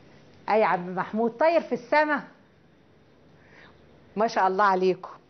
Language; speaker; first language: Arabic; native; Arabic